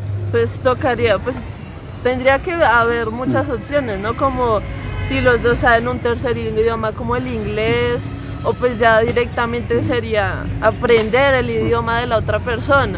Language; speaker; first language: Spanish; native; Spanish